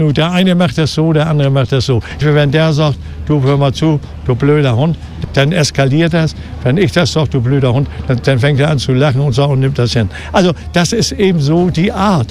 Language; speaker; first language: German; native; German